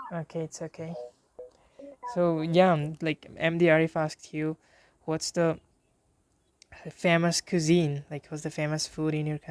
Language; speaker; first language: English; non-native, fluent; Bangla